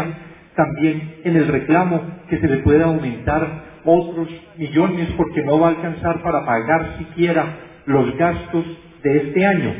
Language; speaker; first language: Spanish; native; Spanish